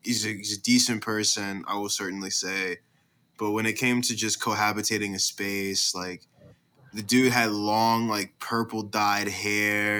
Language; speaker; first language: English; native; English